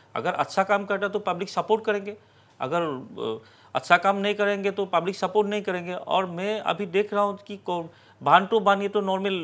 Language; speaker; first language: Hindi; non-native, local second language; Assamese